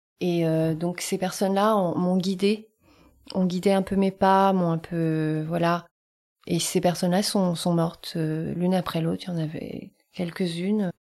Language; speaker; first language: French; early bilingual, other home language; Vietnamese